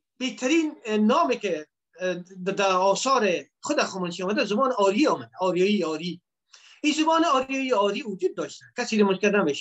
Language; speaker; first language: Persian; native; Persian